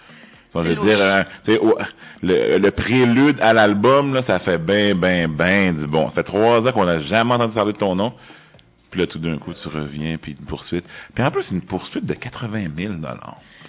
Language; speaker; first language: French; native; French